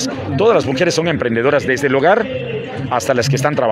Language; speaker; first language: Spanish; native; Spanish